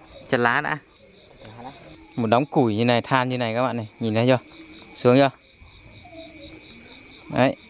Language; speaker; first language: Vietnamese; native; Vietnamese